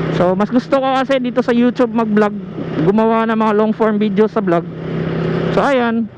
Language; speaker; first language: Filipino; non-native, local second language; Cebuano